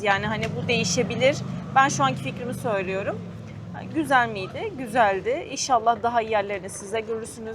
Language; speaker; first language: Turkish; native; Turkish